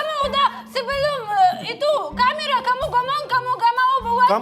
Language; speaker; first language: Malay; non-native, learner; Russian